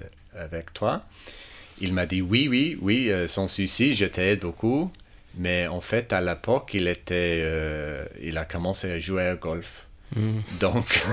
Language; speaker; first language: French; non-native, fluent; English